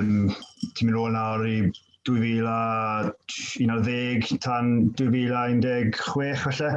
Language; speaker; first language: Welsh; native; Welsh